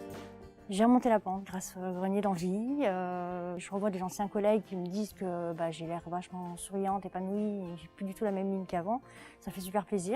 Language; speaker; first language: French; native; French